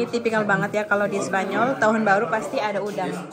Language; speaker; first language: Indonesian; native; Indonesian